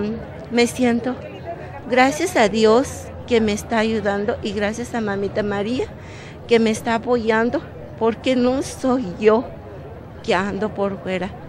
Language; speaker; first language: Spanish; non-native, local second language; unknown